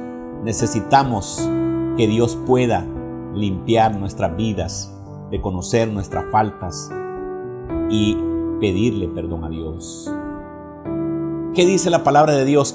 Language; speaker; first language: Spanish; native; Spanish